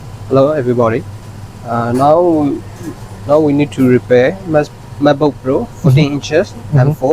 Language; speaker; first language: English; non-native, learner; Thai